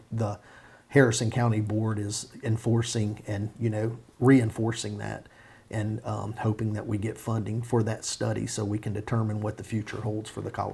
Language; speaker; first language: English; native; English